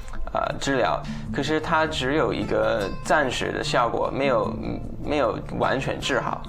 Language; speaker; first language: Chinese; non-native, fluent; English